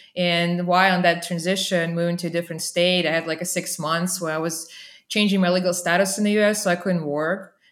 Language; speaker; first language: English; non-native, fluent; Russian